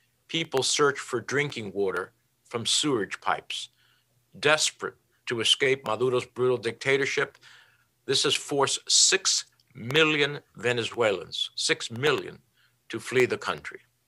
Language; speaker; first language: English; early bilingual, other home language; Spanish